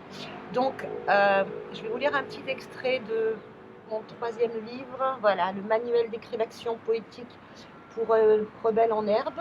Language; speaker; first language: French; native; French